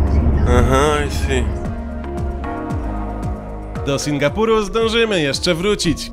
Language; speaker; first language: Polish; native; Polish